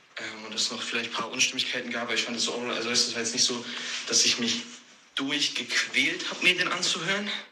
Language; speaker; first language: German; native; German